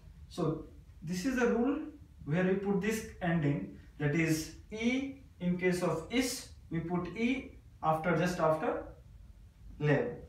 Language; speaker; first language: English; non-native, local second language; Hindi